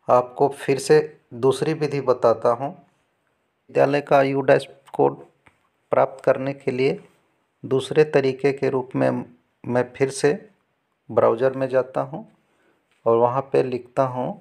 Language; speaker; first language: Hindi; native; Hindi